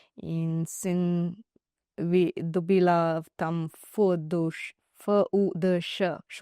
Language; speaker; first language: Slovenian; non-native, learner; Divehi